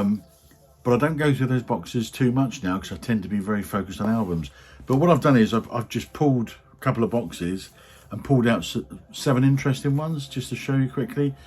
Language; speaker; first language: English; native; English